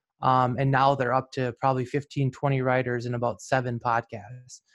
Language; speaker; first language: English; native; English